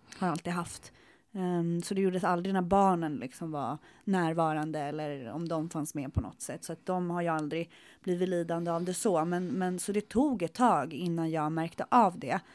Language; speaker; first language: Swedish; early bilingual, other home language; Spanish